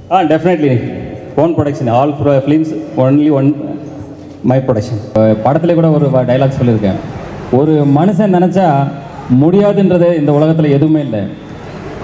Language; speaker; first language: Tamil; native; Tamil